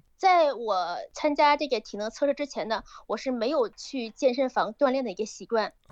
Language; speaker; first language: Chinese; native; Chinese